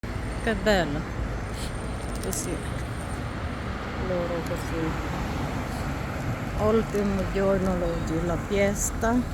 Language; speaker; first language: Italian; non-native, learner; Filipino